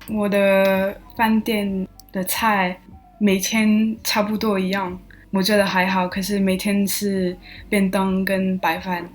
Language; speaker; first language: Chinese; non-native, learner; French